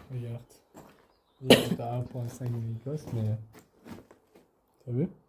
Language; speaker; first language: French; native; French